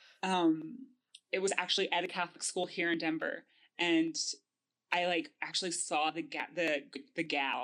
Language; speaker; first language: English; native; English